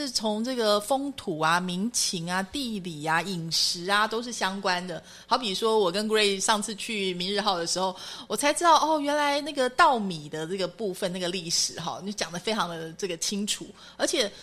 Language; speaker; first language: Chinese; native; Chinese